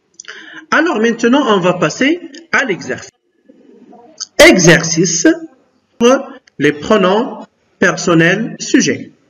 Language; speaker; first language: French; non-native, local second language; Arabic